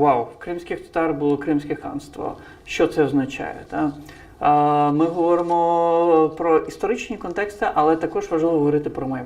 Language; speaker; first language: Ukrainian; non-native, fluent; Crimean Tatar